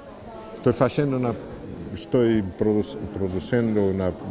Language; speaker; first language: Italian; non-native, learner; Portuguese